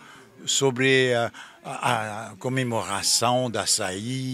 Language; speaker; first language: Portuguese; non-native, fluent; French